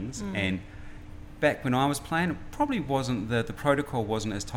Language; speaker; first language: English; native; English